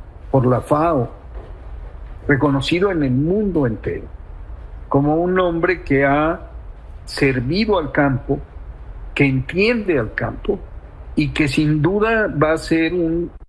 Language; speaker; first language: Spanish; native; Spanish